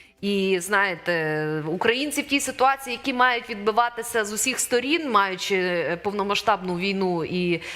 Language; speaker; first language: Ukrainian; native; Ukrainian